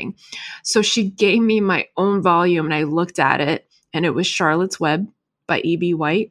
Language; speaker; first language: English; early bilingual, other home language; Chinese